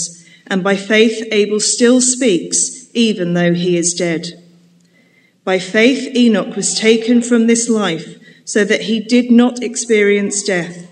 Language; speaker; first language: English; native; English